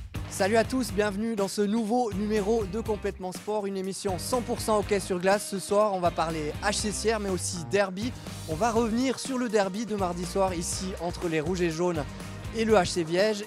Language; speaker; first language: French; native; French